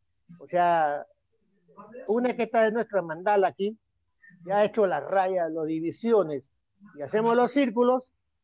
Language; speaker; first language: Spanish; native; Spanish